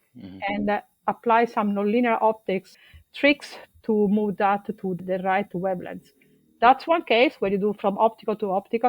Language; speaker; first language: English; non-native, fluent; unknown